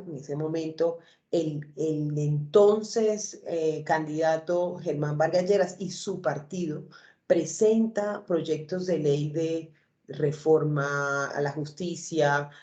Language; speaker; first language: Spanish; native; Spanish